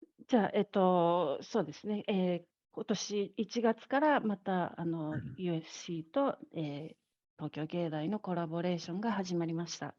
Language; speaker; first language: Japanese; native; Japanese